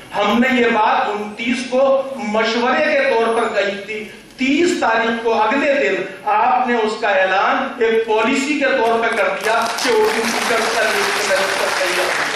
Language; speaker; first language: Urdu; native; Urdu